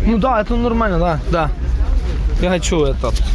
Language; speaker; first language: Russian; non-native, learner; Estonian